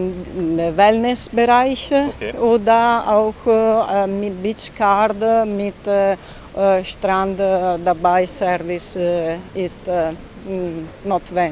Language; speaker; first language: German; non-native, learner; Italian